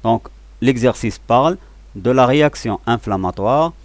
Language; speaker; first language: French; non-native, local second language; Arabic